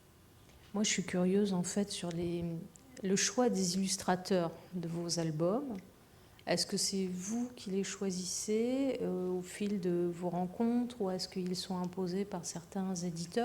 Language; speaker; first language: French; native; French